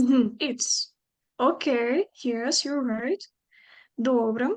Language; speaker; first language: English; non-native, fluent; Ukrainian